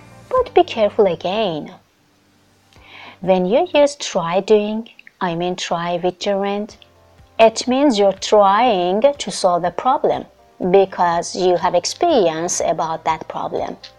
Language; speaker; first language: English; non-native, fluent; Persian